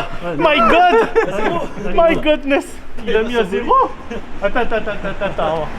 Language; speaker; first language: French; native; French